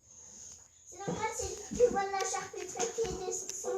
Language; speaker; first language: French; native; French